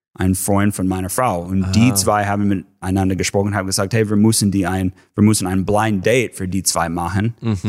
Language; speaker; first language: German; non-native, fluent; English